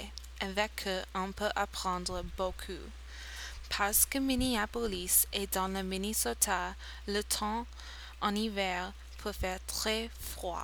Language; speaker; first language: French; non-native, learner; English